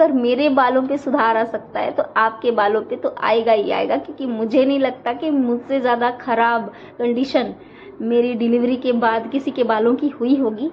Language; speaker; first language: Hindi; native; Hindi